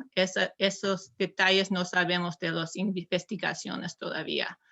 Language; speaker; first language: Spanish; non-native, learner; English